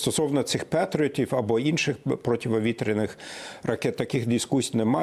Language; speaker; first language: Ukrainian; non-native, fluent; German